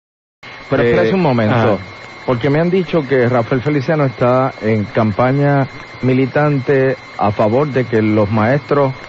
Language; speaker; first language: Spanish; native; Spanish